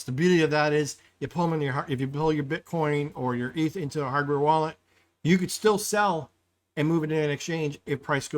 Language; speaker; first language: English; native; English